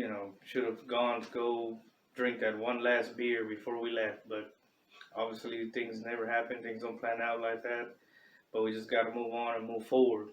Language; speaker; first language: English; native; English